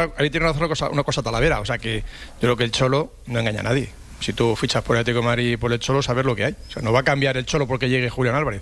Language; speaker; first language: Spanish; native; Spanish